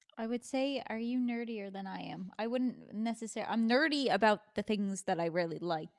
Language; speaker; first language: English; native; English